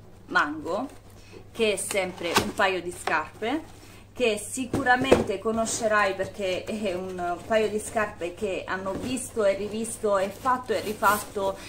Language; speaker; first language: Italian; native; Italian